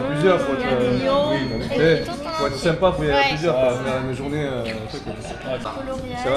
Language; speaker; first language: French; early bilingual, other home language; Lao